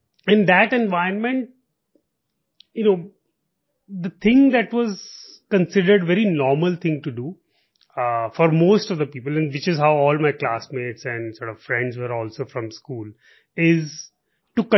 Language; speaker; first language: English; non-native, local second language; Punjabi